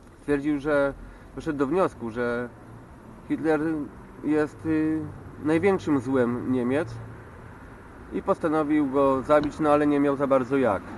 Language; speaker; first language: Polish; native; Polish